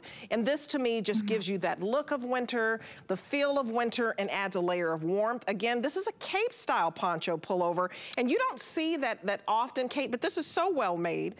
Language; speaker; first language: English; native; English